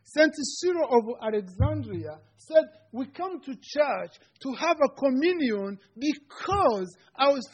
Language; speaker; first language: English; non-native, local second language; Kinyarwanda